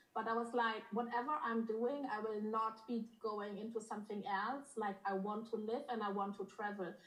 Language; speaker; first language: English; early bilingual, other home language; Polish